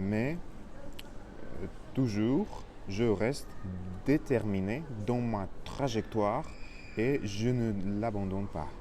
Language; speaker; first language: French; non-native, learner; Russian